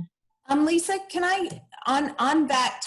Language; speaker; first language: English; native; English